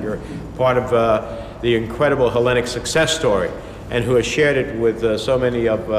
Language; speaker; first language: English; early bilingual, other home language; Spanish